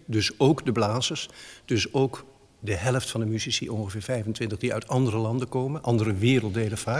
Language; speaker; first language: Dutch; native; Dutch